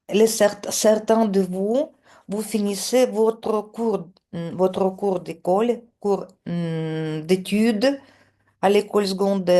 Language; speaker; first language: French; non-native, fluent; Russian